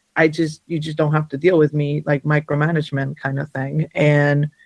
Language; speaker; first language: English; early bilingual, other home language; Spanish